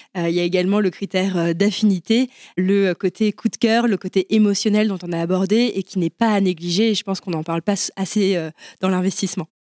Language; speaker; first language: French; early bilingual, other home language; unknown